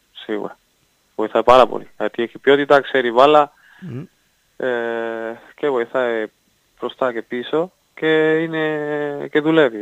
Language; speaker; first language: Greek; non-native, learner; Spanish